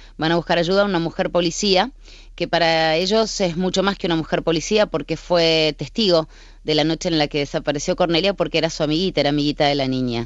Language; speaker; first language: Spanish; native; Spanish